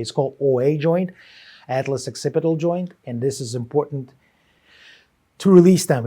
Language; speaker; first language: English; non-native, fluent; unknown